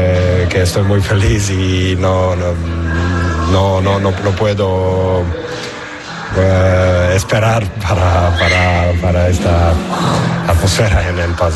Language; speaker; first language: Spanish; non-native, fluent; English